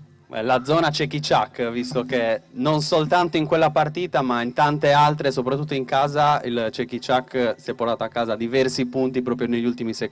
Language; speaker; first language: Italian; native; Italian